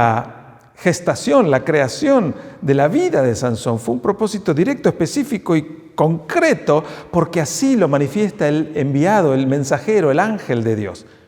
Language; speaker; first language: Spanish; native; Spanish